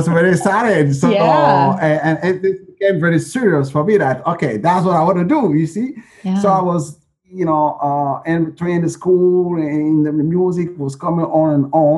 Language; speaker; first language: English; non-native, local second language; French